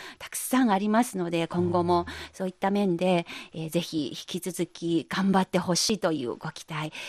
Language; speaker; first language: Japanese; non-native, fluent; Chinese